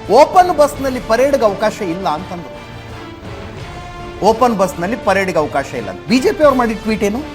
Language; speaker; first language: Kannada; native; Kannada